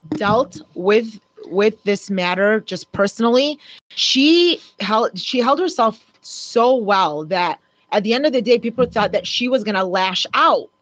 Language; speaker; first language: English; native; English